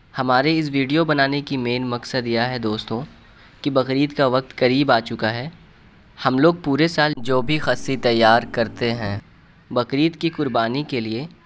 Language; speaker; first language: Hindi; native; Hindi